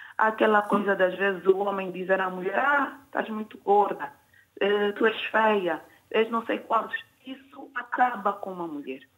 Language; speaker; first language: Portuguese; native; Portuguese